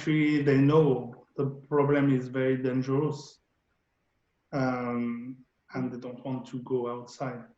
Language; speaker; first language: English; non-native, learner; French